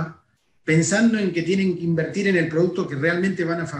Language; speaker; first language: Spanish; native; Spanish